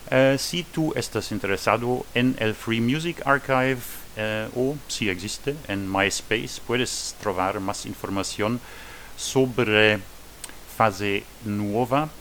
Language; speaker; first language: Spanish; non-native, learner; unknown